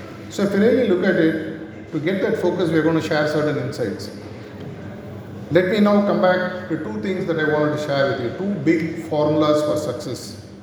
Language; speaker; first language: English; non-native, local second language; Tamil